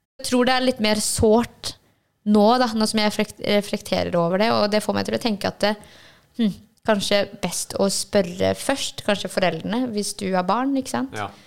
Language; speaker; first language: Norwegian; early bilingual, other home language; Hakha Chin